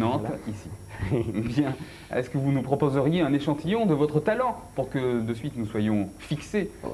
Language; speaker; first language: French; native; French